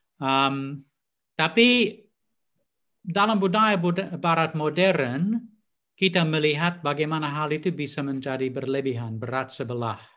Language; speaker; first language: Indonesian; non-native, fluent; English